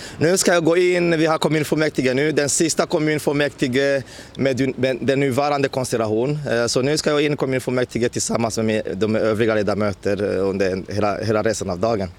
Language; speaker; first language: Swedish; non-native, fluent; Rundi